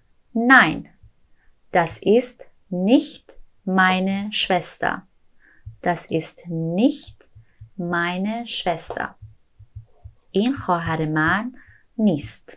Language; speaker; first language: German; non-native, fluent; Persian